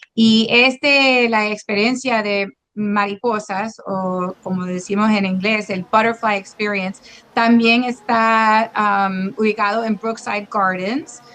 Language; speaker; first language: Spanish; non-native, local second language; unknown